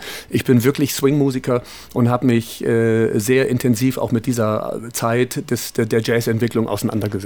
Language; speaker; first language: German; native; German